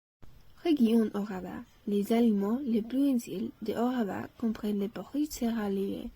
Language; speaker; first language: French; non-native, learner; Slovak